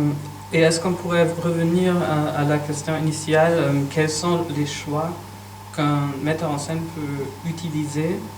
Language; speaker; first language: French; non-native, fluent; German